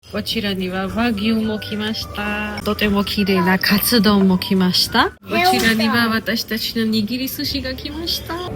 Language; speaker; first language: Japanese; non-native, fluent; Georgian